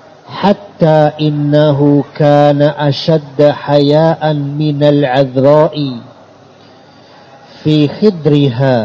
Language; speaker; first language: Arabic; non-native, fluent; Indonesian